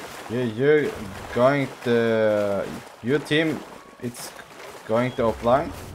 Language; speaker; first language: English; non-native, learner; Turkish